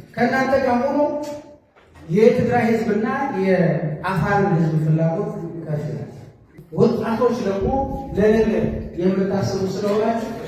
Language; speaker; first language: Amharic; non-native, local second language; Tigrinya